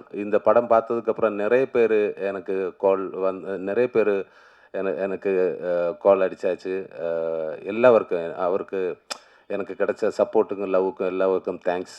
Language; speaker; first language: Tamil; non-native, learner; Malayalam